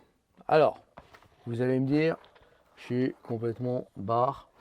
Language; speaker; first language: French; native; French